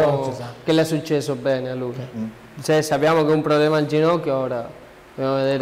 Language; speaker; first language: Italian; non-native, learner; Spanish